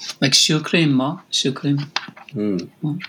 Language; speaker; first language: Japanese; non-native, learner; English